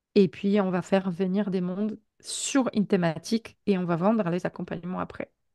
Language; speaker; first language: French; non-native, fluent; Polish